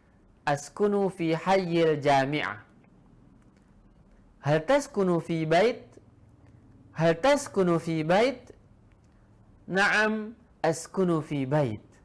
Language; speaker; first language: Arabic; non-native, fluent; Indonesian